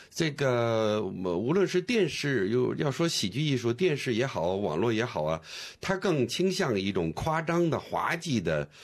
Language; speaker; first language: Chinese; non-native, fluent; English